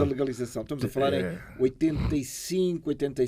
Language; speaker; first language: Portuguese; native; Portuguese